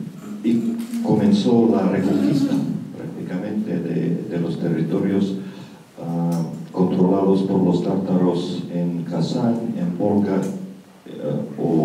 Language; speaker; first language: Spanish; non-native, fluent; Russian